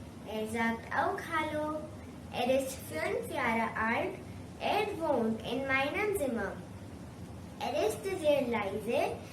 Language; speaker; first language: German; non-native, learner; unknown